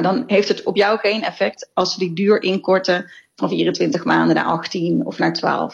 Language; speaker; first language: Dutch; native; Dutch